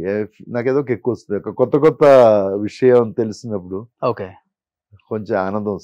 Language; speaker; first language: Telugu; non-native, local second language; Malayalam